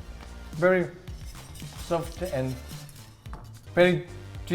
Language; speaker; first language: English; non-native, learner; Korean